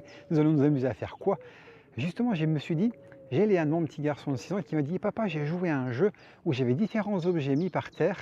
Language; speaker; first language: French; native; French